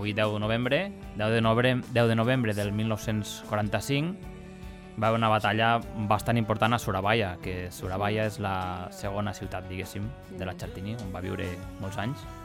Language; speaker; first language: Catalan; native; Catalan